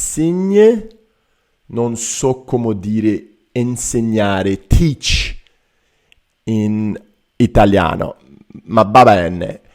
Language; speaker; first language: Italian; non-native, learner; Portuguese